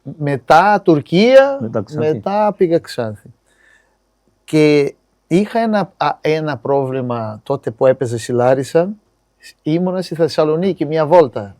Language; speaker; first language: Greek; non-native, fluent; Portuguese